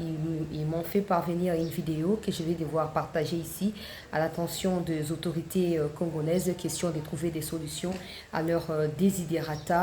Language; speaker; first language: French; non-native, local second language; Lingala